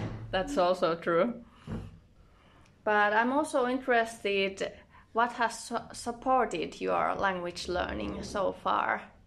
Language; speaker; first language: English; non-native, fluent; Finnish